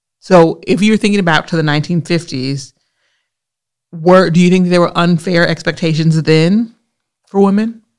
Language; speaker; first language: English; early bilingual, other home language; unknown